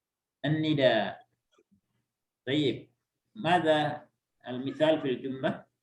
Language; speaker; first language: Arabic; non-native, fluent; Indonesian